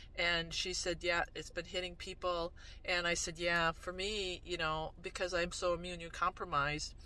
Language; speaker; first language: English; native; English